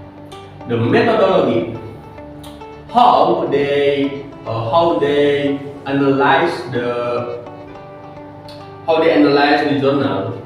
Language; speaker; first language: English; non-native, learner; Indonesian